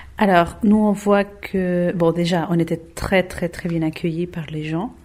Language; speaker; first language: French; non-native, fluent; Spanish